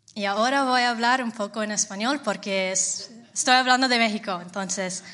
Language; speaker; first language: Spanish; non-native, fluent; English